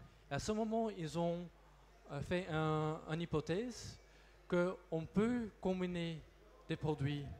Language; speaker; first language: French; non-native, local second language; Dutch